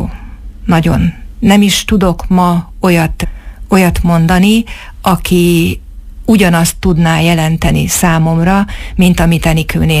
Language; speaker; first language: Hungarian; native; Hungarian